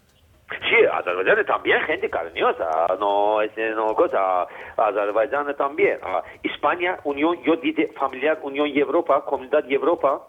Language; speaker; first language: Spanish; non-native, learner; Azerbaijani